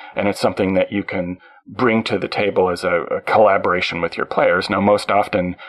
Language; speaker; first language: English; native; English